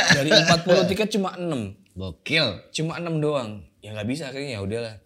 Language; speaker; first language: Indonesian; native; Indonesian